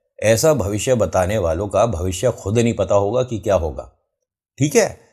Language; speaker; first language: Hindi; native; Hindi